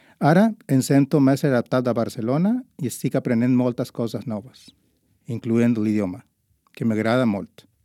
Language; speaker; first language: Catalan; non-native, learner; Spanish